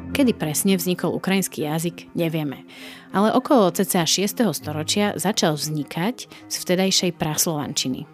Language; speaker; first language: Slovak; native; Slovak